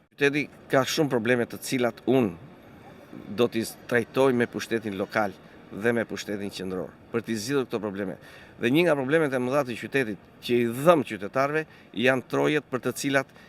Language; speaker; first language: Albanian; native; Albanian